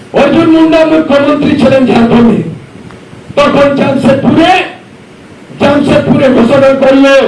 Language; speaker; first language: Bangla; non-native, local second language; Santali